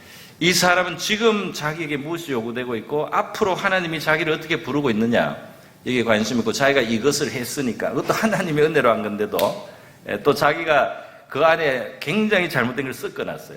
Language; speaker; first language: Korean; native; Korean